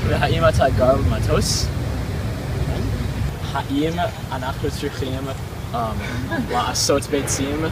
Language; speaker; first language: Hebrew; non-native, learner; English